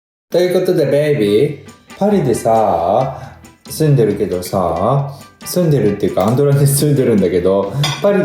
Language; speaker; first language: Japanese; native; Japanese